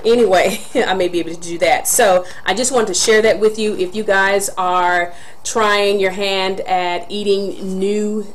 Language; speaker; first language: English; native; English